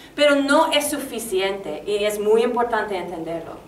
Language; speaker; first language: Spanish; non-native, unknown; English